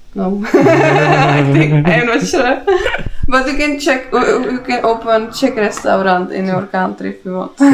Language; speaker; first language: English; non-native, learner; Czech